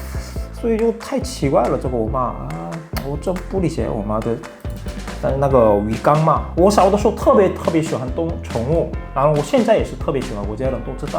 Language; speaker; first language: Chinese; non-native, fluent; Korean